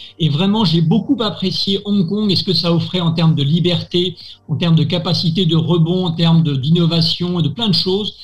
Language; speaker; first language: French; native; French